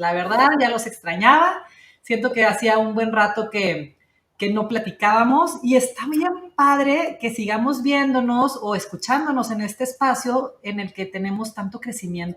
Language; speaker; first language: Spanish; native; Spanish